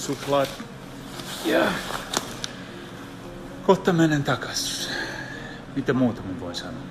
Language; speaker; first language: Finnish; early bilingual, heritage; English